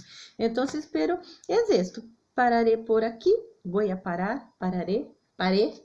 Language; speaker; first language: Spanish; non-native, fluent; Portuguese